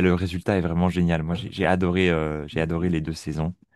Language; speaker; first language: French; native; French